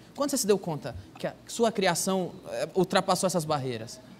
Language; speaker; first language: Portuguese; native; Portuguese